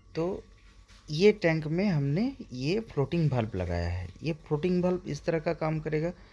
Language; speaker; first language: Hindi; non-native, local second language; Bangla